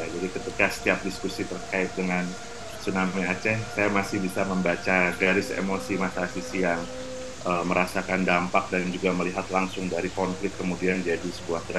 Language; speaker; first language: Indonesian; native; Indonesian